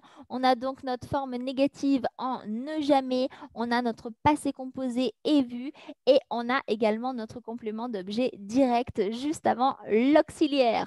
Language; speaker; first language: French; native; French